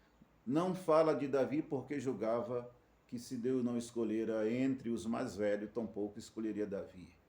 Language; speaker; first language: Portuguese; native; Portuguese